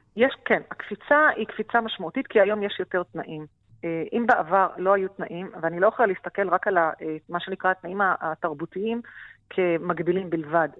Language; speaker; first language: Hebrew; non-native, local second language; Arabic